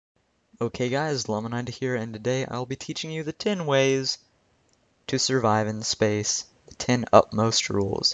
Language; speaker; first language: English; native; English